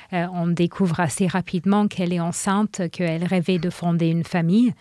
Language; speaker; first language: French; non-native, fluent; English